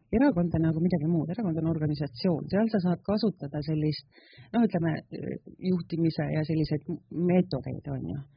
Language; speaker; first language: Estonian; native; Estonian